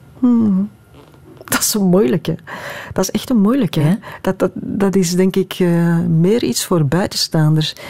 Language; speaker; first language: Dutch; native; Dutch